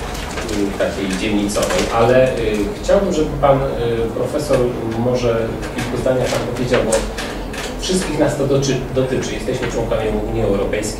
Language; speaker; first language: Polish; native; Polish